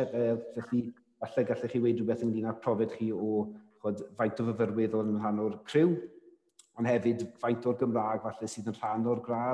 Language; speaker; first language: Welsh; native; Welsh